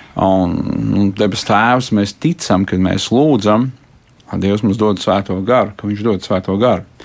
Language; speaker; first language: Latvian; native; Latvian